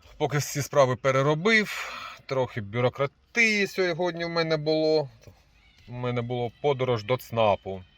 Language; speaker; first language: Ukrainian; non-native, local second language; Russian